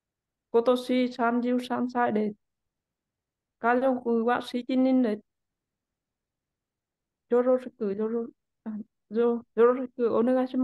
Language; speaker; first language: Japanese; non-native, learner; Vietnamese